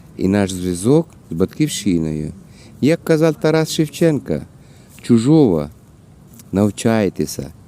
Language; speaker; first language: Ukrainian; non-native, local second language; Russian